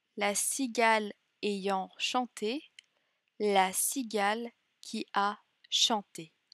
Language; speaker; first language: French; native; French